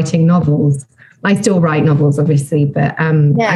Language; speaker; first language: English; native; English